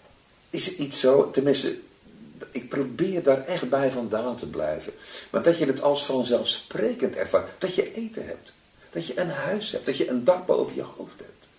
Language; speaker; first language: Dutch; native; Dutch